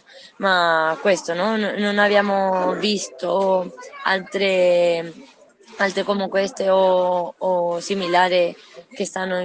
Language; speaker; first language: Italian; non-native, learner; Spanish